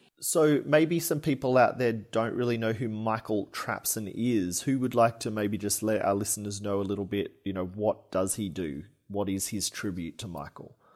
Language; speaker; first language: English; native; English